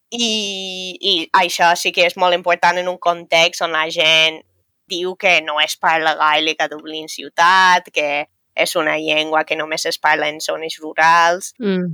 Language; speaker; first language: Catalan; non-native, fluent; English